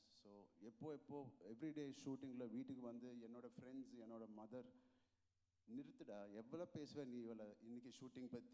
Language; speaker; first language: Tamil; non-native, learner; Telugu